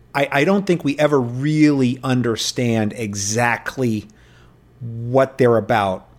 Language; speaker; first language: English; native; English